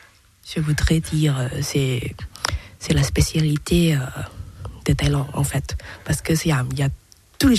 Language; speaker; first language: French; non-native, learner; Thai